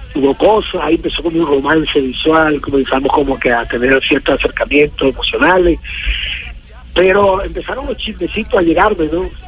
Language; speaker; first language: Spanish; native; Spanish